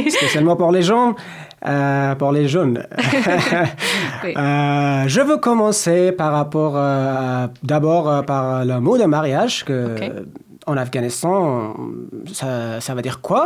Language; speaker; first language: French; non-native, learner; Persian